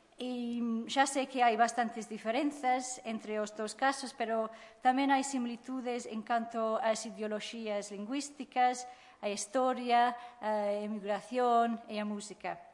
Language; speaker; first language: Galician; non-native, fluent; English